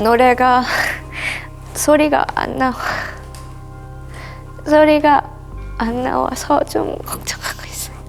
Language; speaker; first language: Korean; non-native, learner; Japanese